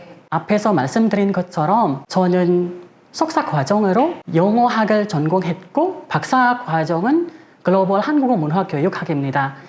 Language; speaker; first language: Korean; non-native, fluent; Indonesian